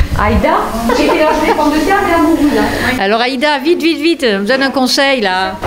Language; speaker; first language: French; native; French